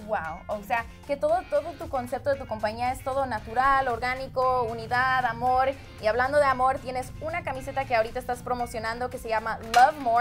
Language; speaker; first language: Spanish; native; Spanish